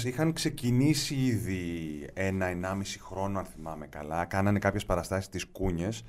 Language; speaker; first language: Greek; native; Greek